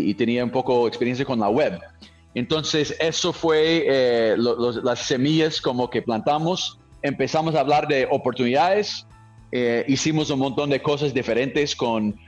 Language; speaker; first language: Spanish; non-native, fluent; English